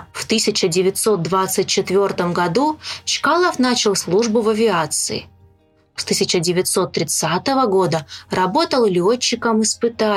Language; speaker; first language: Russian; native; Russian